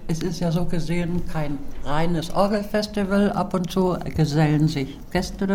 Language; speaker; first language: German; native; German